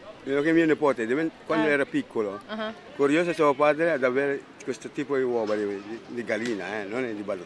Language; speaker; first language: Italian; non-native, learner; Filipino